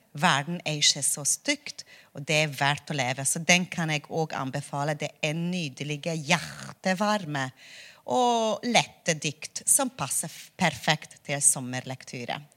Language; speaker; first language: Norwegian; non-native, fluent; Hungarian